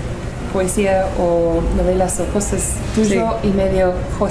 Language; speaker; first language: Spanish; non-native, learner; English